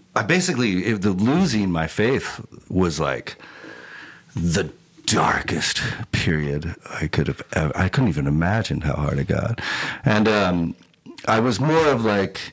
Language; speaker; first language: English; native; English